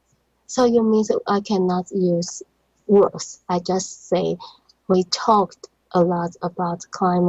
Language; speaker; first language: English; non-native, learner; Chinese